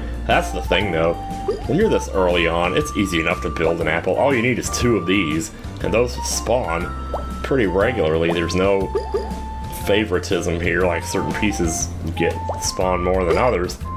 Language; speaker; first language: English; native; English